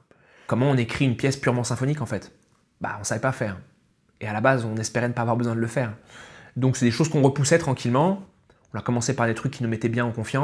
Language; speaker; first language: French; native; French